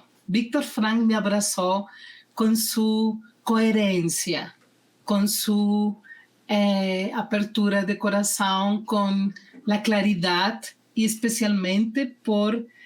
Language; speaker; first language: Portuguese; non-native, fluent; Spanish